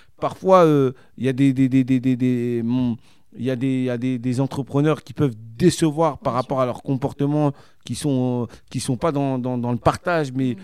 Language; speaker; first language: French; native; French